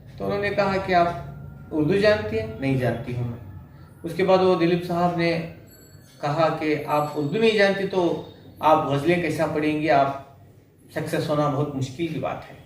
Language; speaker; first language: Urdu; native; Urdu